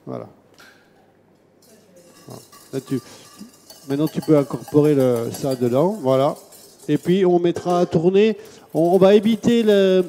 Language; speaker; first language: French; native; French